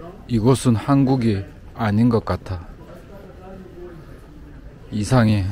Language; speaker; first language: Korean; non-native, learner; English